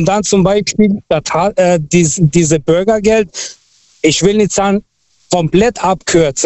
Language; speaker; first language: German; early bilingual, other home language; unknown